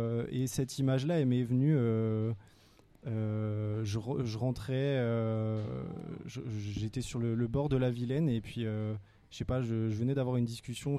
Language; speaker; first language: French; native; French